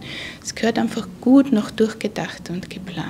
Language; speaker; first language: German; native; German